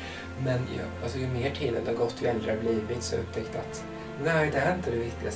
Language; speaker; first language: Swedish; native; Swedish